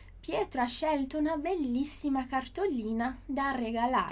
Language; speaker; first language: Italian; non-native, fluent; Portuguese